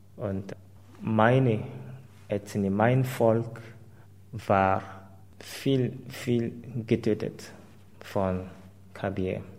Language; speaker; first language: German; non-native, fluent; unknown